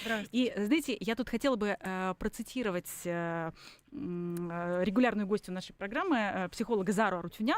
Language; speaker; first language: Russian; native; Russian